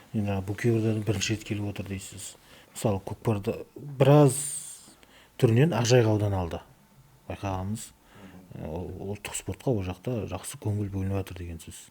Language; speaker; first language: Kazakh; native; Kazakh